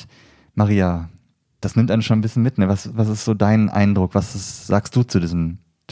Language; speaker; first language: German; native; German